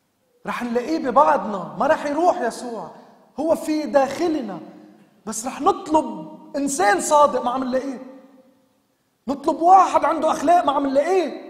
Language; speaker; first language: Arabic; native; Arabic